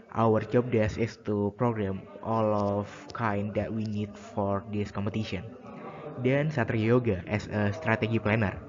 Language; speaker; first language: English; non-native, learner; Indonesian